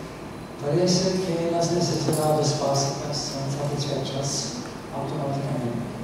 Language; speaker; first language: Spanish; non-native, fluent; Norwegian